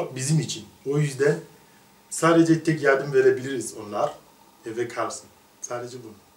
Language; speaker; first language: Turkish; non-native, learner; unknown